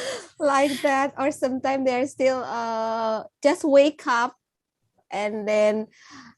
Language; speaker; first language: English; non-native, fluent; Indonesian